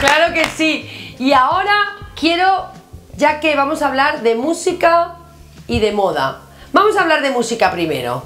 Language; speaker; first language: Spanish; native; Spanish